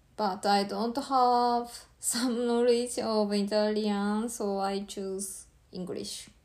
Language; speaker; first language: English; non-native, learner; Japanese